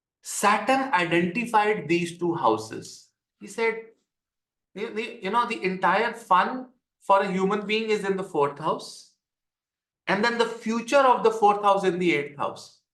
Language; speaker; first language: English; non-native, local second language; Hindi